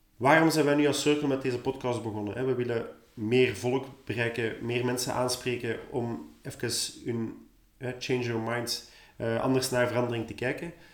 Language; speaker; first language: Dutch; native; Dutch